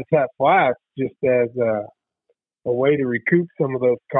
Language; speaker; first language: English; native; English